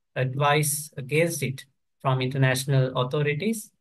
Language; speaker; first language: English; non-native, local second language; Sinhala